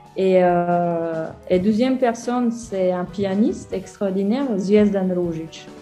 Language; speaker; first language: French; non-native, learner; Croatian